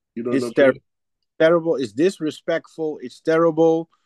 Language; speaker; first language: English; non-native, fluent; Dutch